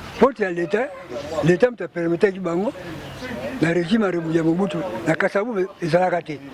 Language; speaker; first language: Lingala; native; Lingala